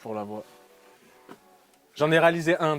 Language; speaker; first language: French; native; French